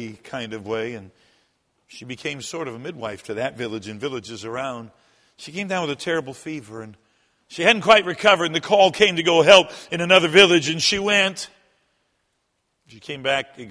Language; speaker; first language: English; native; English